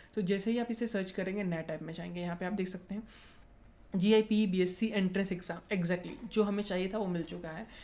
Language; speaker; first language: Hindi; non-native, local second language; Marathi